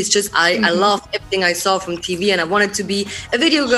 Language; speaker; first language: English; non-native, fluent; Swiss German